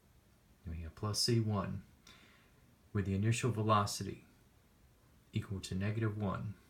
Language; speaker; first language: English; native; English